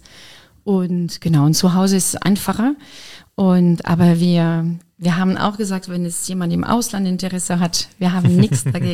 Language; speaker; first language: German; non-native, fluent; French